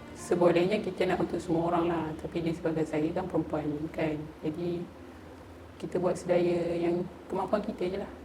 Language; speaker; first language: Malay; native; Malay